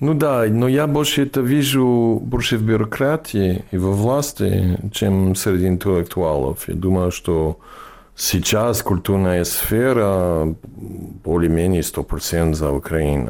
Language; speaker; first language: Russian; non-native, fluent; English